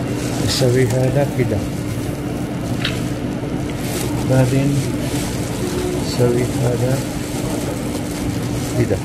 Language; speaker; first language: Arabic; non-native, learner; Filipino